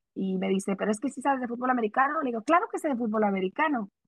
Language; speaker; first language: Spanish; early bilingual, heritage; Spanish